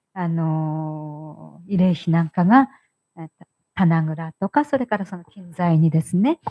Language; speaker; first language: Japanese; native; Japanese